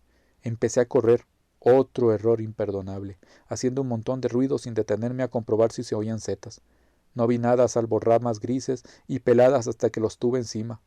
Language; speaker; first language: Spanish; native; Spanish